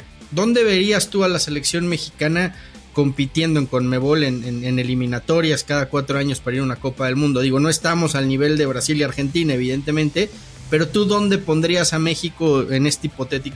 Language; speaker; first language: Spanish; native; Spanish